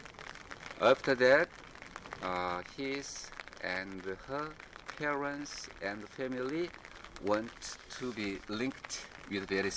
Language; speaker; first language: English; non-native, fluent; Korean